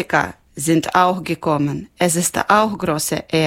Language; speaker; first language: German; non-native, local second language; Ukrainian